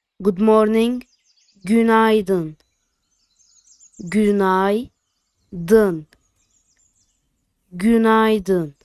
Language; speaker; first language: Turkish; non-native, fluent; Arabic